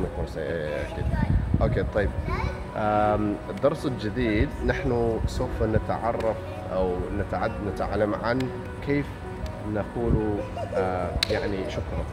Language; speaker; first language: Arabic; non-native, fluent; English